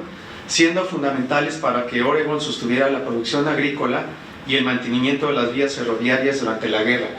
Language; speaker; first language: Spanish; native; Spanish